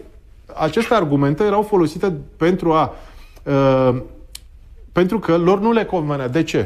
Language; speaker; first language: Romanian; native; Romanian